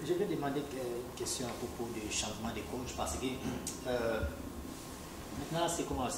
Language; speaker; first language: French; non-native, local second language; Lingala